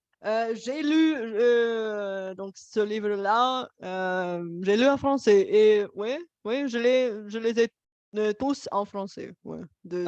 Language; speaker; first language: French; non-native, fluent; Bulgarian